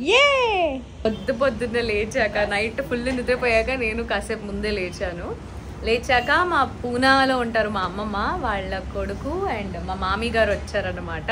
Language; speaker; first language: Telugu; non-native, local second language; Hindi